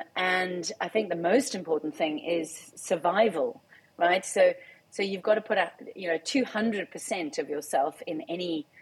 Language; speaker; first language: English; native; English